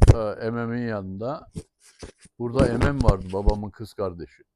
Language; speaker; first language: Turkish; native; Turkish